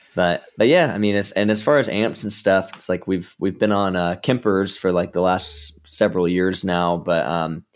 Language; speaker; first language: English; native; English